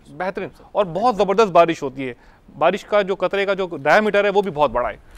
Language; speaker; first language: Urdu; native; Urdu